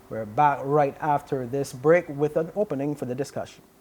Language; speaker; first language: English; native; English